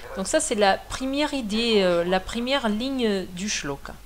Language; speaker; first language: French; non-native, fluent; Portuguese